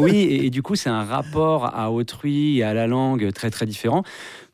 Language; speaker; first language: French; native; French